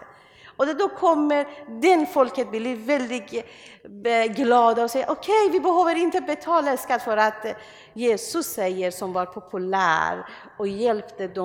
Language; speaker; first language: Swedish; non-native, learner; Persian